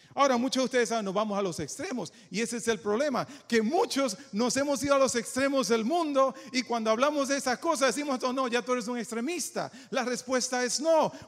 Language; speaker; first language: Spanish; native; Spanish